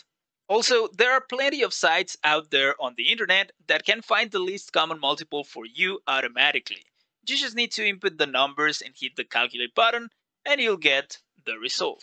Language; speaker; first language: English; non-native, fluent; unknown